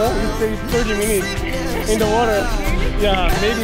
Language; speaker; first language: English; non-native, learner; Korean